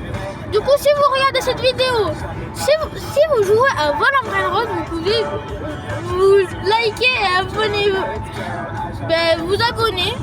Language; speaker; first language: French; early bilingual, other home language; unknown